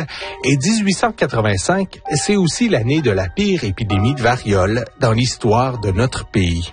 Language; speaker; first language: French; native; French